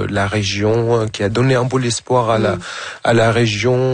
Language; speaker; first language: French; non-native, fluent; Arabic